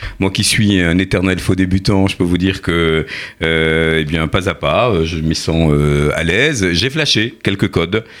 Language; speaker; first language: French; native; French